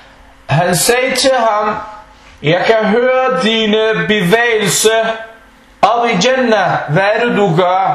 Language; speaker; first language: Danish; non-native, local second language; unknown